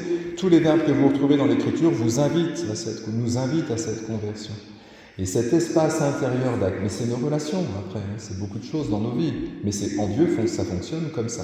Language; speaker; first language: French; native; French